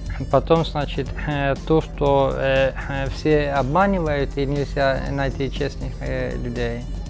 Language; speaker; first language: Russian; non-native, fluent; Finnish